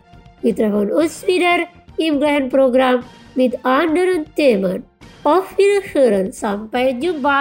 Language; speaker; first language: German; non-native, fluent; Indonesian